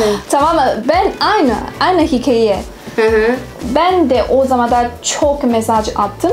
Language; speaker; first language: Turkish; non-native, learner; Chinese